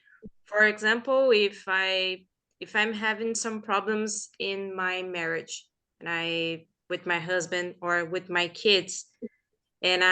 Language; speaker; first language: English; non-native, fluent; Portuguese